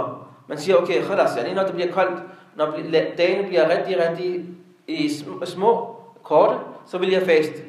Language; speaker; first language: Danish; non-native, local second language; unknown